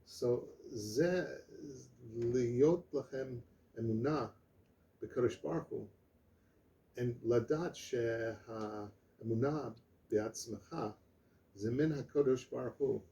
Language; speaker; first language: Hebrew; non-native, learner; English